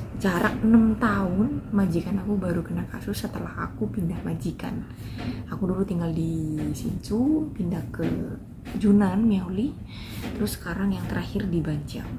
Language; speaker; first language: Indonesian; non-native, local second language; Javanese